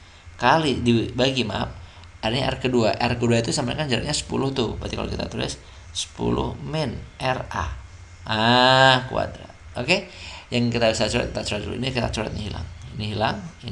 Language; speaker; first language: Indonesian; native; Indonesian